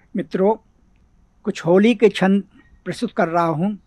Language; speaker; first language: Hindi; native; Hindi